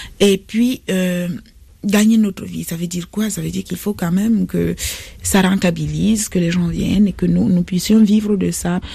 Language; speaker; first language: French; non-native, local second language; Basaa